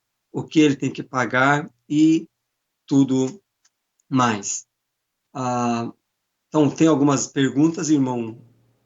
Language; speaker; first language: Portuguese; non-native, fluent; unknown